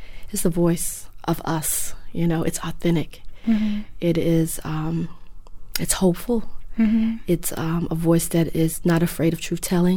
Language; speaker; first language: English; native; English